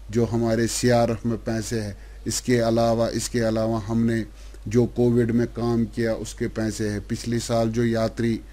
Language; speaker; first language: Urdu; non-native, local second language; Kashmiri